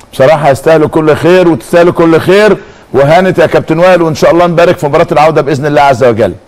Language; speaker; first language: Arabic; native; Arabic